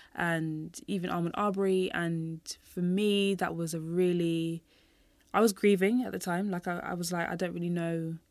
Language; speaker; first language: English; native; English